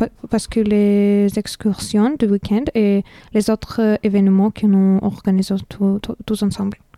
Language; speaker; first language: French; non-native, fluent; Lithuanian